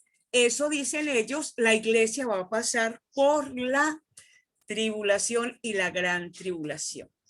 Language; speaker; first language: Spanish; native; Spanish